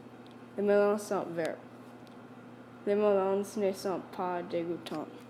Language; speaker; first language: French; non-native, learner; English